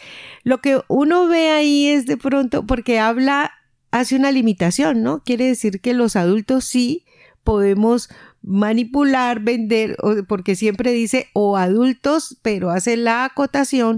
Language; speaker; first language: Spanish; native; Spanish